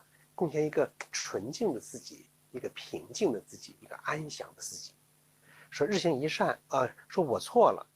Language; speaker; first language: Chinese; native; Chinese